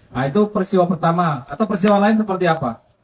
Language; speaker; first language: Indonesian; native; Indonesian